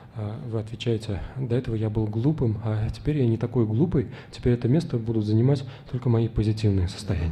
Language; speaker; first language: Russian; native; Russian